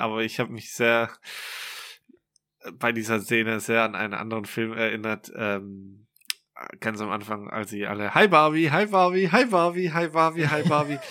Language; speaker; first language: German; native; German